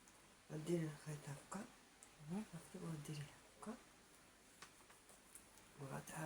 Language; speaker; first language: Arabic; native; Arabic